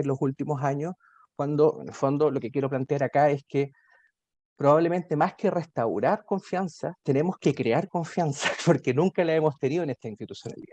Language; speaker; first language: Spanish; native; Spanish